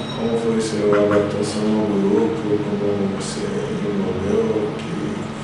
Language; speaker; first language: Portuguese; non-native, learner; Turkish